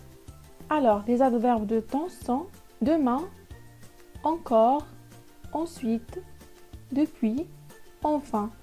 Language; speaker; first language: French; non-native, local second language; Arabic